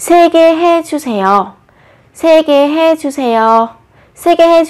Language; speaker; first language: Korean; non-native, fluent; Vietnamese